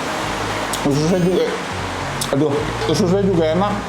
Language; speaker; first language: Indonesian; native; Indonesian